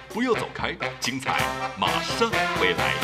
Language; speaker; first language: Chinese; native; Chinese